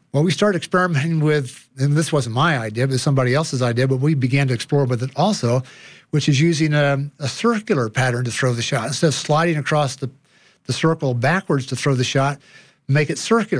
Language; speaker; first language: English; native; English